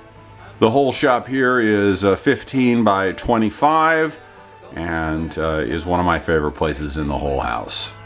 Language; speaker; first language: English; native; English